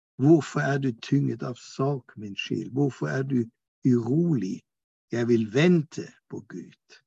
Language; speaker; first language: Norwegian; non-native, fluent; German